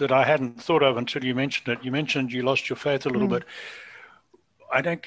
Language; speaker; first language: English; native; English